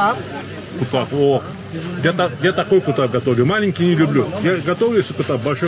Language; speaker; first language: Russian; native; Russian